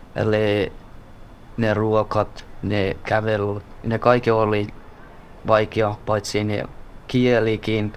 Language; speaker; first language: Finnish; non-native, learner; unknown